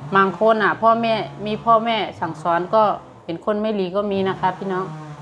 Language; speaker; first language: Thai; native; Thai